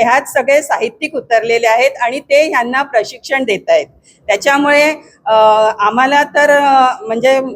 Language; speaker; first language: Marathi; native; Marathi